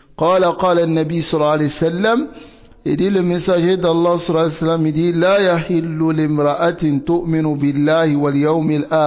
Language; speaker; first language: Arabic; non-native, fluent; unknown